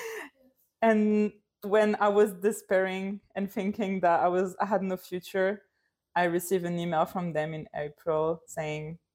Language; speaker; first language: English; non-native, fluent; French